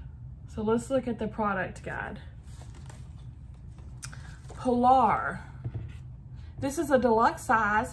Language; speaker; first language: English; native; English